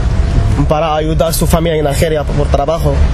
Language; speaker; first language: Spanish; non-native, learner; Arabic